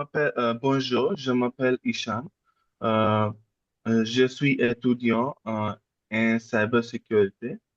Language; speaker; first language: French; non-native, learner; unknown